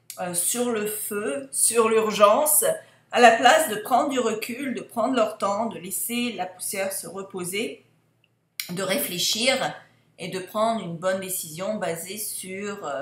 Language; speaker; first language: French; native; French